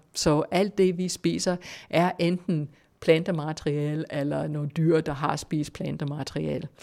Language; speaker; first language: Danish; non-native, fluent; English